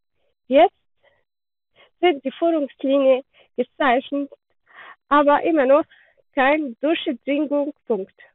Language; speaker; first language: German; non-native, learner; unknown